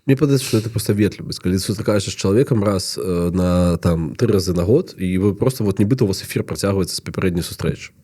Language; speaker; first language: Belarusian; non-native, local second language; Russian